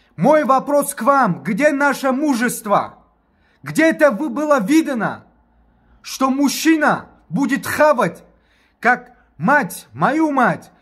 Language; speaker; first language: Russian; non-native, local second language; Tajik